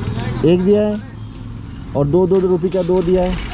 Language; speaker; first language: Hindi; native; Hindi